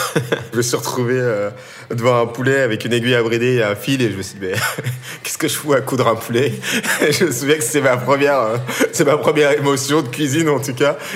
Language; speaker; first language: French; native; French